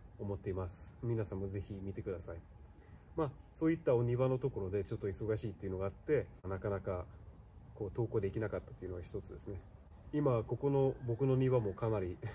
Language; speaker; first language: Japanese; non-native, fluent; Swedish